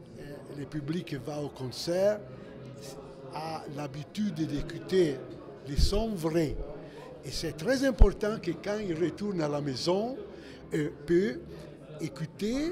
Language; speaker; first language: French; non-native, fluent; Italian